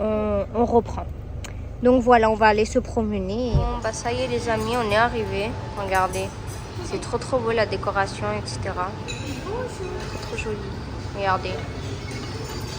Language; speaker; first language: French; native; French